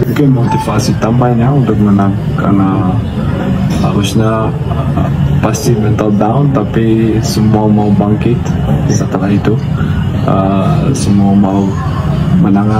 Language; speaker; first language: Indonesian; non-native, fluent; Korean